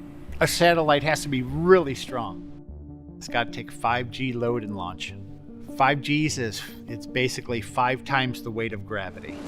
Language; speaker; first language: English; native; English